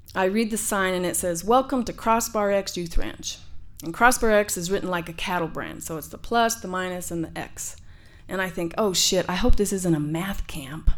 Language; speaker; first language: English; native; English